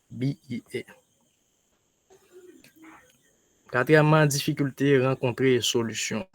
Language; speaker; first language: French; non-native, local second language; Haitian Creole